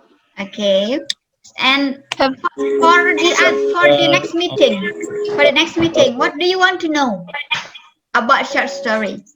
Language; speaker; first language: English; non-native, fluent; Indonesian